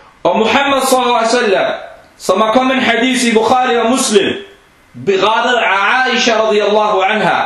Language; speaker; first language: Danish; non-native, fluent; Arabic